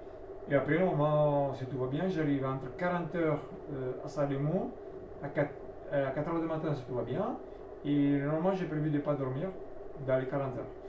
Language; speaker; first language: French; non-native, learner; Italian